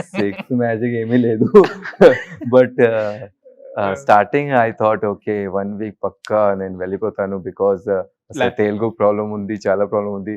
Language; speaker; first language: Telugu; non-native, learner; Hindi